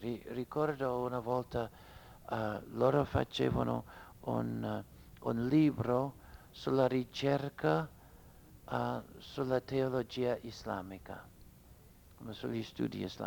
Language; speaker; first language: Italian; non-native, fluent; English